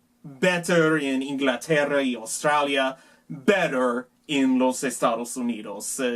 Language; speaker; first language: Spanish; non-native, learner; English